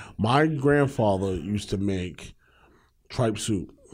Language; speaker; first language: English; native; English